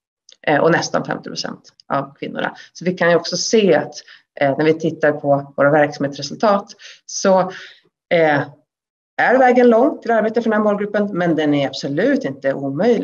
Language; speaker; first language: Swedish; native; Swedish